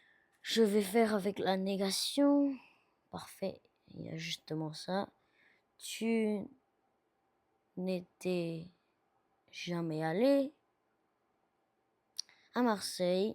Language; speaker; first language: French; non-native, learner; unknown